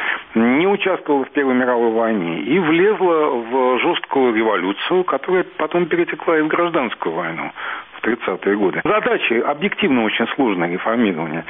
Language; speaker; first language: Russian; native; Russian